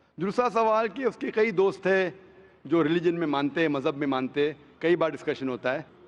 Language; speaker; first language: Hindi; non-native, local second language; Konkani